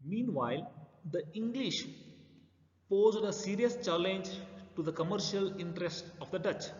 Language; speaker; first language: English; non-native, local second language; Kannada